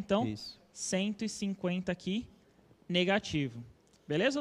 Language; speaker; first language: Portuguese; native; Portuguese